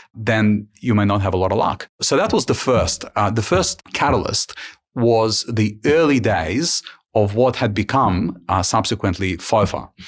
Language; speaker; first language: English; early bilingual, other home language; Ukrainian